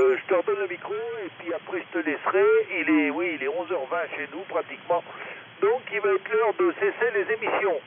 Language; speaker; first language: French; native; French